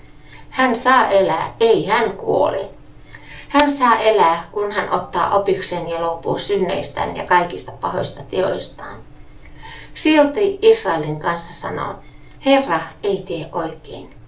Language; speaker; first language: Finnish; native; Finnish